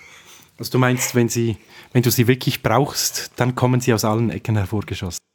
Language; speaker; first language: German; native; German